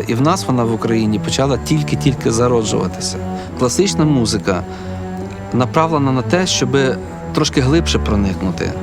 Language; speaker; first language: Ukrainian; non-native, local second language; Russian